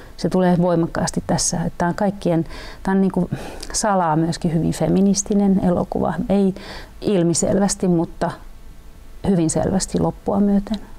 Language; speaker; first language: Finnish; native; Finnish